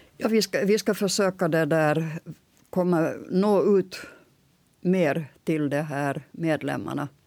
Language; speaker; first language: Swedish; native; Swedish